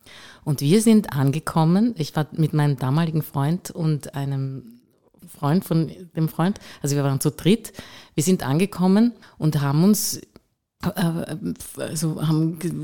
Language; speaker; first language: German; native; German